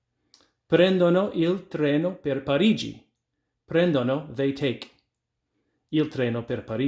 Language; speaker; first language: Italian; non-native, fluent; English